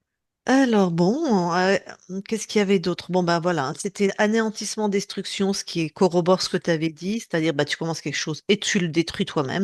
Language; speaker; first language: French; native; French